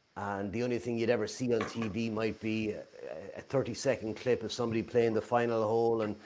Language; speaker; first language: English; native; English